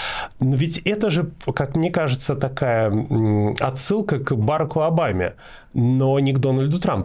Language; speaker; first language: Russian; native; Russian